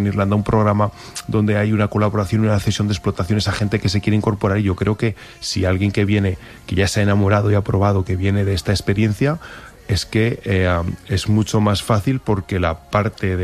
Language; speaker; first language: Spanish; native; Spanish